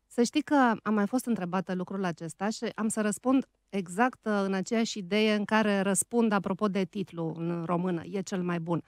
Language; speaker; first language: Romanian; native; Romanian